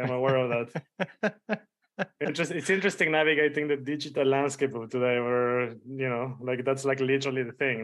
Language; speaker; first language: English; early bilingual, other home language; Spanish